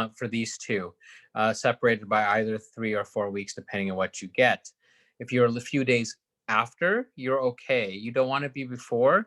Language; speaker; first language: English; native; English